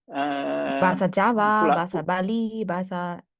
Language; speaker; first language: Indonesian; non-native, fluent; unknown